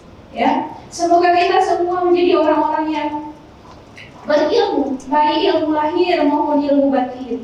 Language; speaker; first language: Indonesian; native; Indonesian